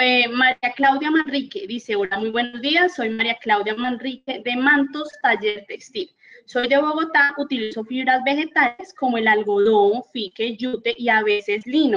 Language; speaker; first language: Spanish; native; Spanish